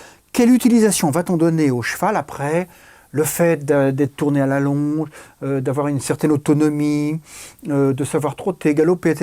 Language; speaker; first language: French; native; French